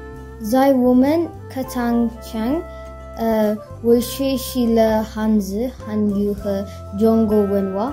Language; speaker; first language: Chinese; non-native, learner; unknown